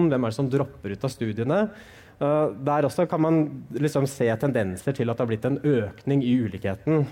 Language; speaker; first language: Norwegian; native; Norwegian